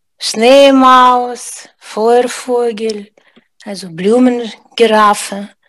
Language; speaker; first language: German; non-native, fluent; Russian